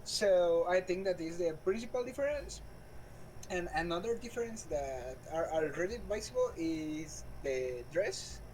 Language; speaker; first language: English; non-native, learner; Spanish